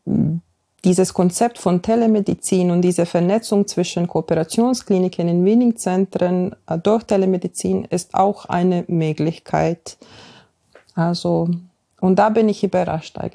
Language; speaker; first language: German; non-native, fluent; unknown